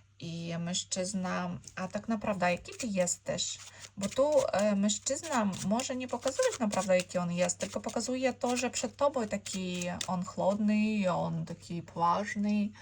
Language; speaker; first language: Polish; non-native, learner; Ukrainian